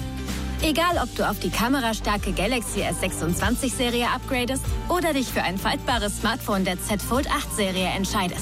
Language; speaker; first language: German; native; German